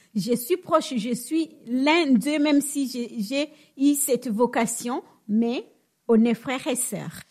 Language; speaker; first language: French; non-native, local second language; Swahili